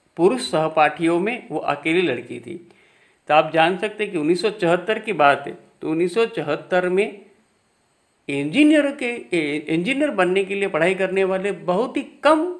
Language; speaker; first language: Hindi; non-native, local second language; Gujarati